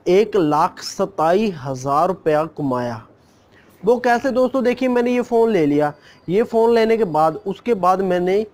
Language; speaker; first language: Hindi; non-native, local second language; Punjabi